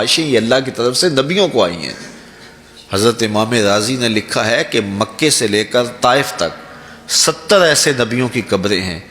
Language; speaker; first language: Urdu; non-native, local second language; Punjabi